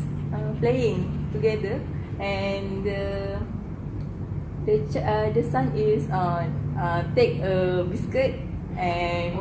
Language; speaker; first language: English; non-native, learner; Malay